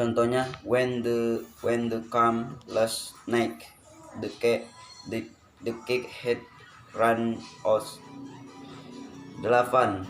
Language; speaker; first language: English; non-native, learner; Indonesian